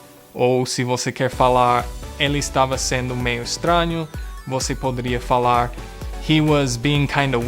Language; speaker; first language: Portuguese; non-native, fluent; English